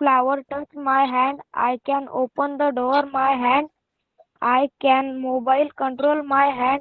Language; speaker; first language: English; non-native, learner; Marathi